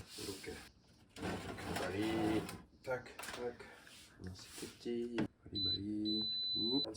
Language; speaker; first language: Korean; non-native, learner; French